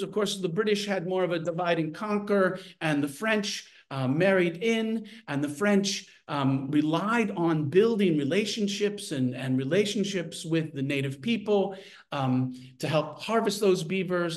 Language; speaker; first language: English; native; English